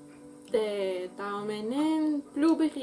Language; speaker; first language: Korean; non-native, fluent; Dutch